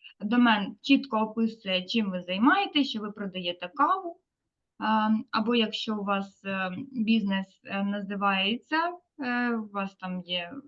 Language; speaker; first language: Ukrainian; native; Ukrainian